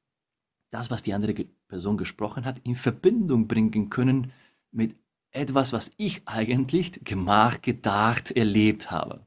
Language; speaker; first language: German; non-native, fluent; Spanish